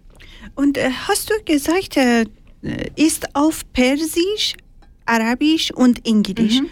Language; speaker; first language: German; non-native, learner; Persian